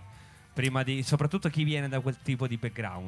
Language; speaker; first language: Italian; native; Italian